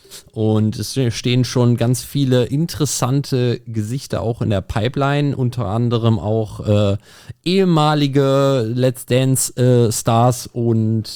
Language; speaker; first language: German; native; German